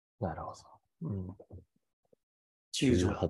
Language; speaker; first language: Japanese; native; Japanese